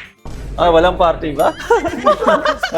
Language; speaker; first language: Filipino; non-native, fluent; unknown